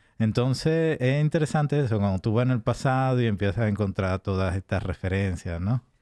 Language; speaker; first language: Spanish; native; Spanish